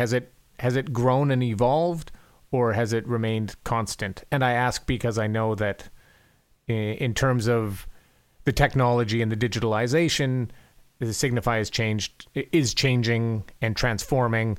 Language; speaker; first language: English; native; English